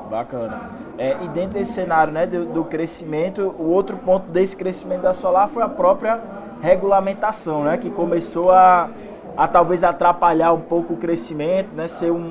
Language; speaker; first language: Portuguese; native; Portuguese